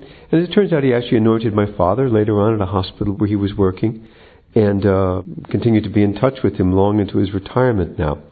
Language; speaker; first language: English; native; English